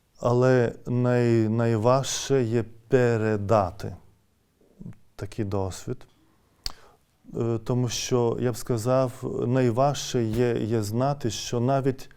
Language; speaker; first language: Ukrainian; non-native, fluent; Lithuanian